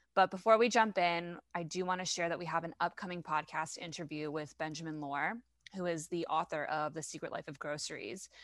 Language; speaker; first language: English; non-native, fluent; French